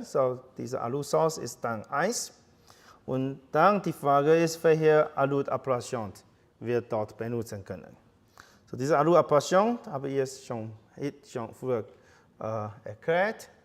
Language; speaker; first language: German; non-native, fluent; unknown